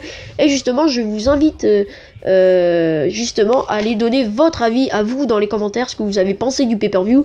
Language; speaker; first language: French; native; French